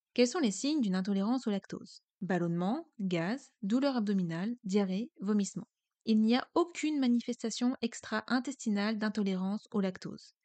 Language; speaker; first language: French; native; French